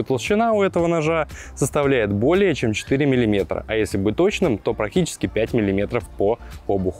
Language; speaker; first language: Russian; native; Russian